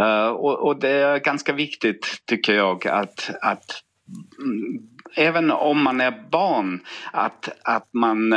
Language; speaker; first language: Swedish; non-native, fluent; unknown